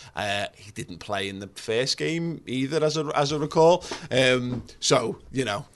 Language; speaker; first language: English; native; English